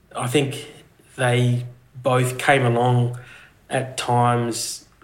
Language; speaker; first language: English; native; English